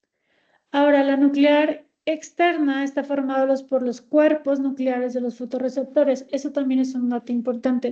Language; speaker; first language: Spanish; native; Spanish